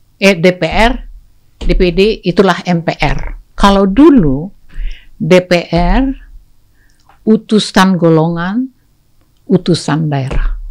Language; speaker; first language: Indonesian; native; Indonesian